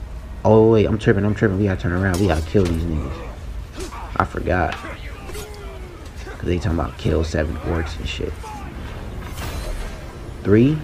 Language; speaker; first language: English; native; English